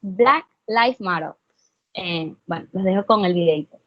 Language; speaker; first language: Spanish; native; Spanish